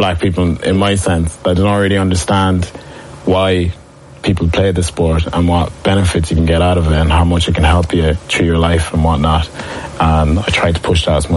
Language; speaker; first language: English; native; English